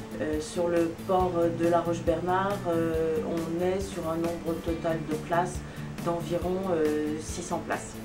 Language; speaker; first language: French; native; French